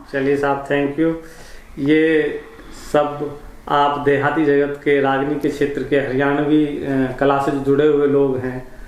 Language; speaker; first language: Hindi; native; Hindi